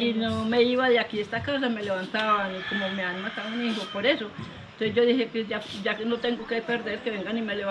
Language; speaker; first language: Spanish; native; Spanish